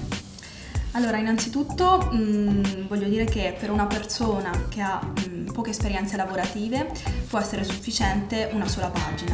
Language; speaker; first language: Italian; native; Italian